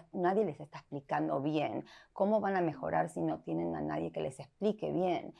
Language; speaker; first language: Spanish; early bilingual, heritage; Spanish